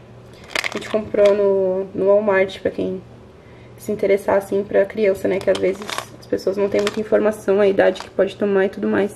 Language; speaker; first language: Portuguese; native; Portuguese